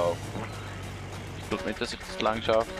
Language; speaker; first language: German; native; German